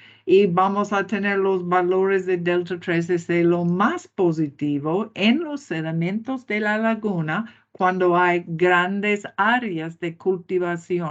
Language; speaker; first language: Spanish; non-native, fluent; English